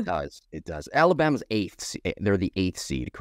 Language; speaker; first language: English; native; English